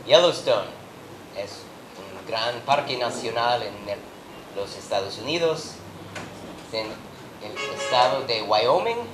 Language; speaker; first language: Spanish; non-native, learner; English